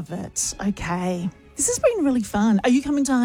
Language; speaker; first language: English; native; English